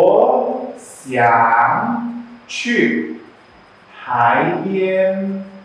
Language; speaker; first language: Chinese; non-native, fluent; Indonesian